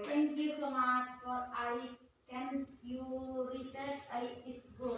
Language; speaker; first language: English; non-native, learner; Indonesian